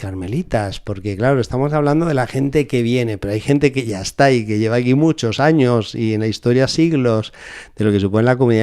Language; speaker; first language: Spanish; native; Spanish